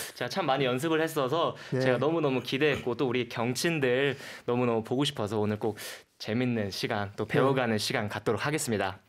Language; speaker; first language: Korean; native; Korean